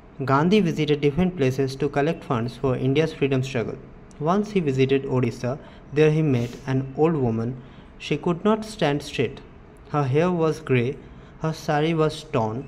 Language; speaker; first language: English; non-native, local second language; Bangla